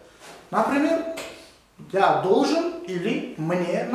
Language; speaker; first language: Russian; non-native, local second language; Uzbek